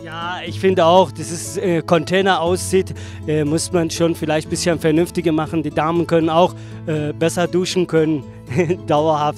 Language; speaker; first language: German; non-native, learner; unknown